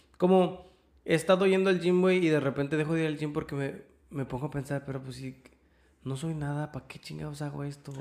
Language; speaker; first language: Spanish; early bilingual, other home language; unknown